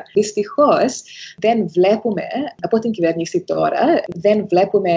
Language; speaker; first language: Greek; early bilingual, heritage; Greek